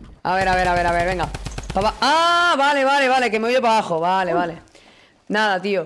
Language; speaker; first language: Spanish; native; Spanish